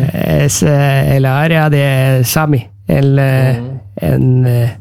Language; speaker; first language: Spanish; non-native, learner; Norwegian